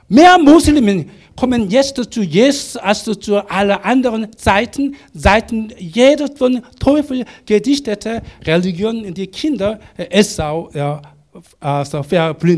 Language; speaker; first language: German; non-native, learner; Korean